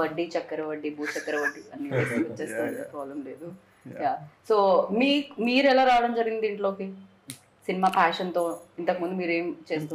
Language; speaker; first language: Telugu; native; Telugu